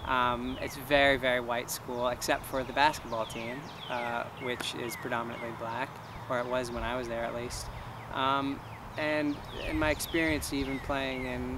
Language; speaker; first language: English; native; English